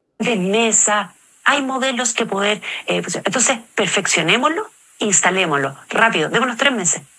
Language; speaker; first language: Spanish; native; Spanish